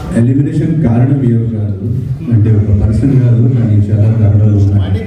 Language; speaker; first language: Telugu; non-native, fluent; Hindi